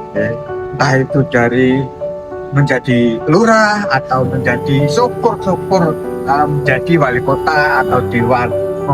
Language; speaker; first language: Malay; non-native, local second language; Javanese